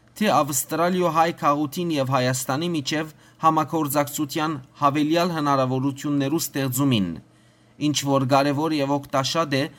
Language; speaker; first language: Armenian; early bilingual, heritage; Armenian